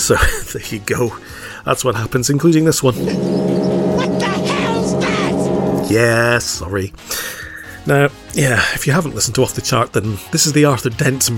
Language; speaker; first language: English; native; English